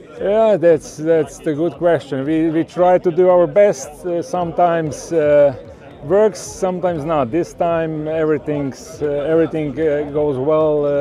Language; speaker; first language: English; non-native, fluent; Slovenian